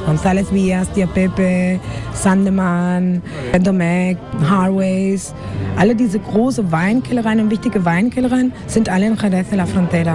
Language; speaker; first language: German; non-native, fluent; Spanish